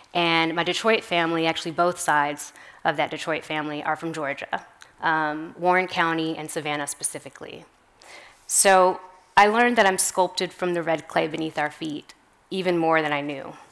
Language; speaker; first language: English; native; English